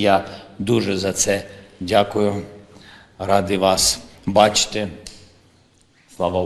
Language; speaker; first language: Ukrainian; non-native, local second language; Russian